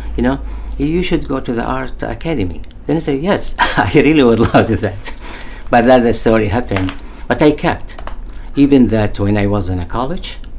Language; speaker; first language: English; non-native, learner; Arabic